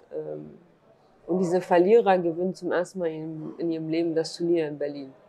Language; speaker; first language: German; early bilingual, other home language; Kurdish